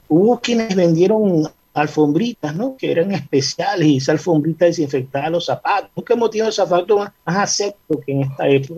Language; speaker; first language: Spanish; native; Spanish